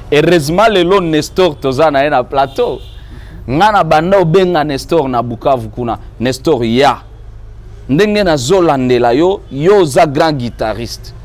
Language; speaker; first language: Lingala; non-native, local second language; Swahili